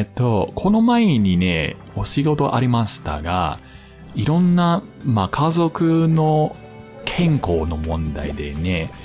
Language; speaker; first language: Japanese; non-native, fluent; English